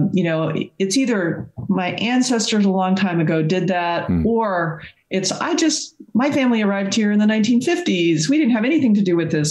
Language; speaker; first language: English; native; English